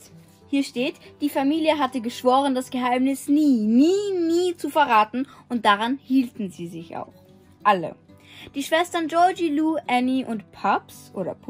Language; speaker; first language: German; native; German